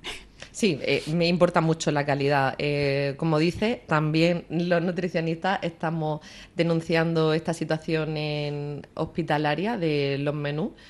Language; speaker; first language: Spanish; native; Spanish